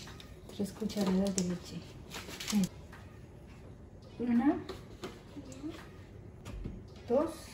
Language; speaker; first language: Spanish; native; Spanish